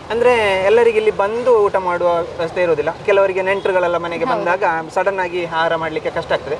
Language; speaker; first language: Kannada; non-native, local second language; Malayalam